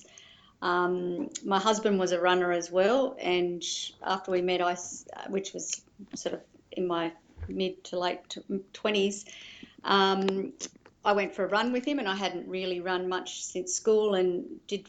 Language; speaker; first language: English; native; English